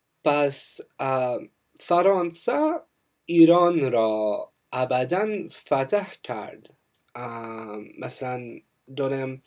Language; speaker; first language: Persian; non-native, learner; English